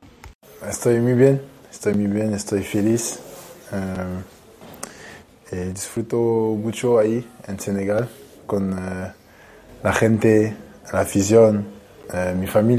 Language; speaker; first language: Spanish; non-native, fluent; French